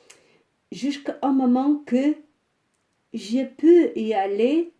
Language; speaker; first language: French; non-native, fluent; Portuguese